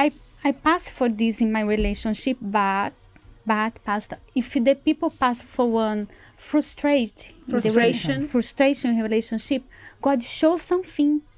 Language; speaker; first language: English; non-native, learner; Portuguese